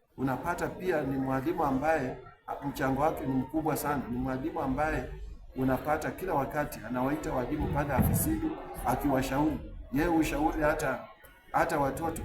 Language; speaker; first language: Swahili; non-native, local second language; Luyia